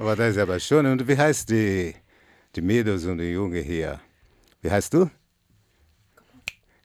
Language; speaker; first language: German; non-native, learner; Portuguese